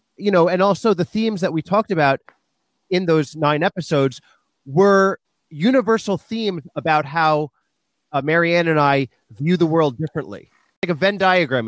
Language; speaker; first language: English; native; English